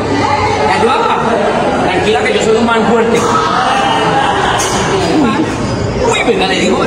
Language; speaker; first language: Spanish; native; Spanish